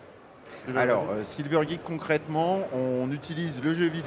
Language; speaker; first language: French; native; French